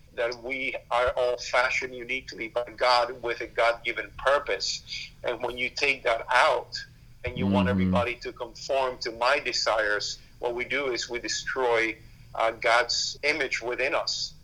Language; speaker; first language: English; early bilingual, other home language; Spanish